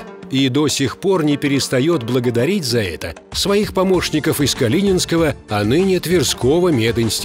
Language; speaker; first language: Russian; native; Russian